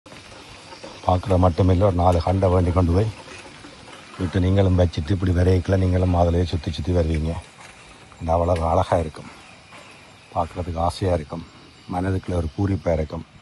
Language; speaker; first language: Tamil; native; Tamil